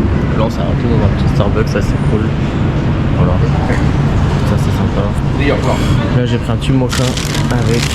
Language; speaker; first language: French; native; French